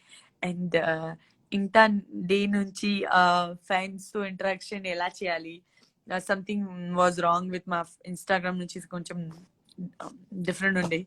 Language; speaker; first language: Telugu; non-native, learner; Gujarati